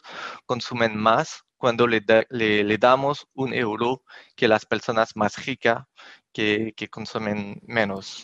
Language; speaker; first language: Spanish; non-native, fluent; French